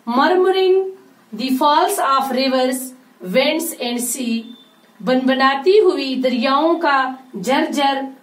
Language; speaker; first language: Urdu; non-native, local second language; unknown